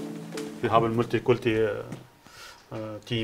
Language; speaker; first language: German; non-native, fluent; Arabic